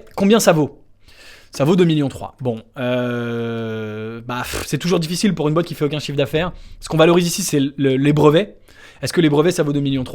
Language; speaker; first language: French; native; French